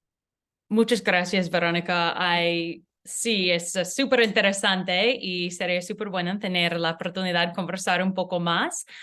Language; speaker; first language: Spanish; non-native, learner; English